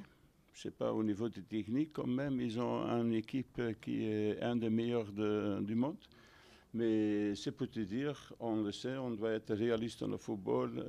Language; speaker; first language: French; non-native, fluent; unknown